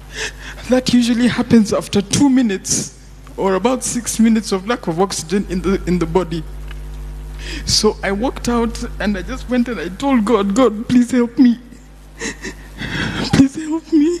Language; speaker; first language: English; non-native, local second language; Swahili